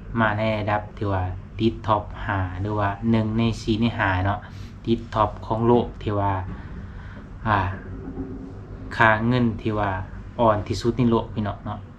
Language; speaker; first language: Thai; non-native, local second language; Lao